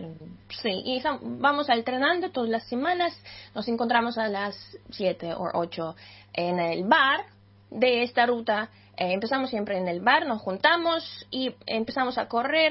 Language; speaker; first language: Spanish; non-native, fluent; Russian